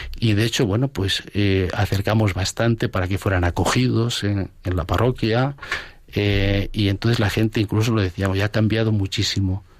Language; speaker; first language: Spanish; native; Spanish